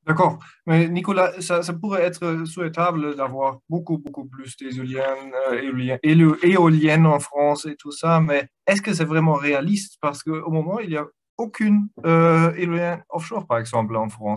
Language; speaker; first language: French; non-native, fluent; German